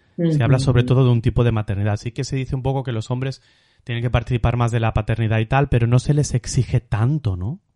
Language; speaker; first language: Spanish; native; Spanish